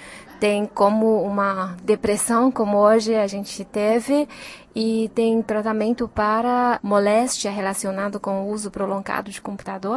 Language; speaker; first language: Portuguese; non-native, fluent; Chinese